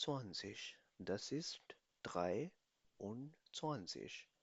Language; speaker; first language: German; non-native, fluent; Urdu